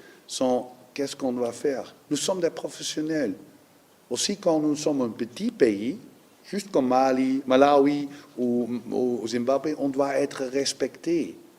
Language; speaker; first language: French; non-native, learner; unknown